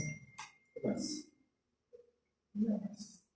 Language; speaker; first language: Spanish; native; Spanish